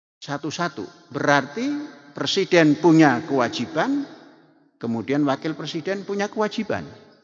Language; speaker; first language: Indonesian; non-native, local second language; Javanese